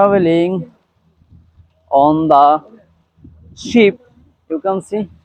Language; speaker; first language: English; non-native, learner; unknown